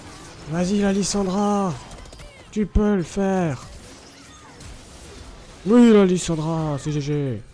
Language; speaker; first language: French; native; French